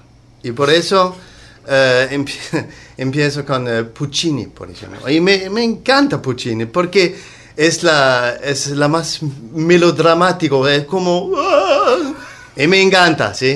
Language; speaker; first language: Spanish; non-native, learner; Danish